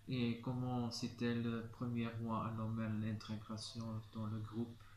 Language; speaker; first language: French; non-native, learner; Dutch